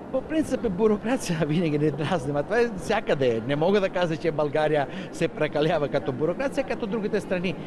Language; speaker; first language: Bulgarian; non-native, fluent; Italian